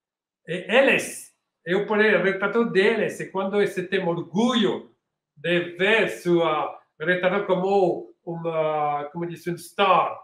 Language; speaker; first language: Portuguese; non-native, learner; French